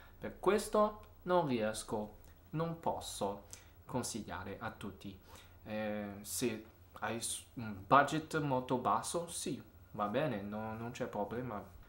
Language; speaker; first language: Italian; non-native, learner; English